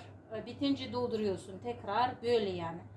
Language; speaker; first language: Turkish; non-native, learner; Uzbek